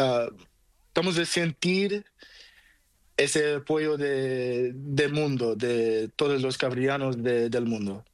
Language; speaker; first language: Spanish; non-native, learner; Portuguese